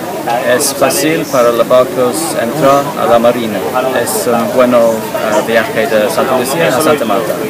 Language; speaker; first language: Spanish; non-native, learner; English